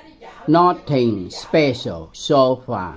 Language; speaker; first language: English; non-native, learner; Vietnamese